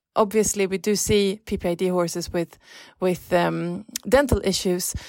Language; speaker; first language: English; non-native, fluent; Swedish